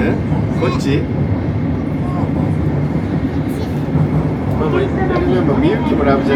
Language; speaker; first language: Japanese; native; Japanese